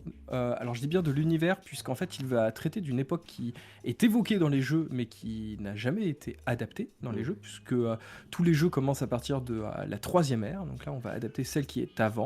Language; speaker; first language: French; native; French